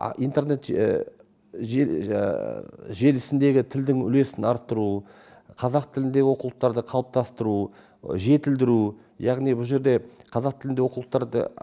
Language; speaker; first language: Kazakh; native; Kazakh